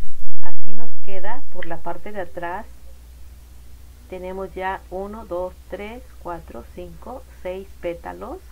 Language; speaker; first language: Spanish; native; Spanish